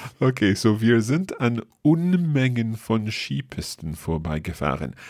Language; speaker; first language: German; non-native, fluent; English